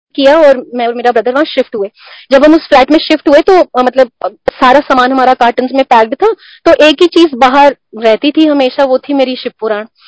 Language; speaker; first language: Hindi; non-native, local second language; Punjabi